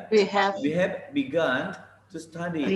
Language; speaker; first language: English; non-native, fluent; Indonesian